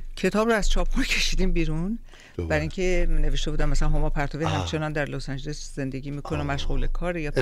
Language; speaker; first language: Persian; native; Persian